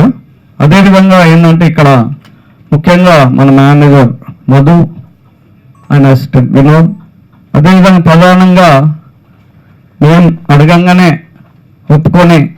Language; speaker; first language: Telugu; native; Telugu